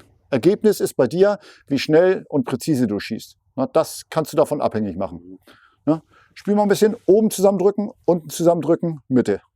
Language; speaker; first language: German; native; German